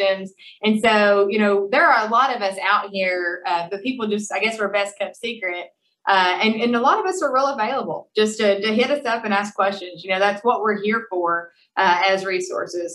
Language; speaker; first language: English; native; English